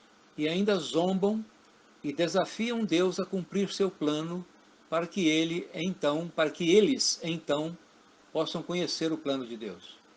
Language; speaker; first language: Portuguese; native; Portuguese